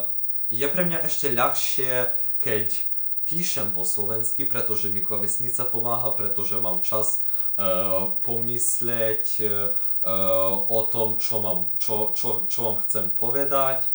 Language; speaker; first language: Slovak; non-native, learner; Ukrainian